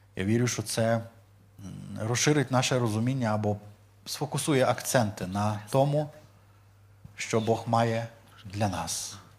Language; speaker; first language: Ukrainian; native; Ukrainian